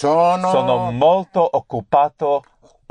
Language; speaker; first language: Italian; non-native, learner; English